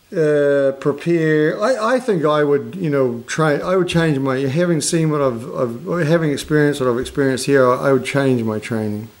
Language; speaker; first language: English; native; English